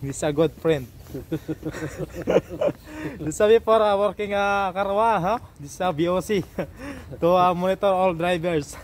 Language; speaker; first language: English; non-native, learner; Filipino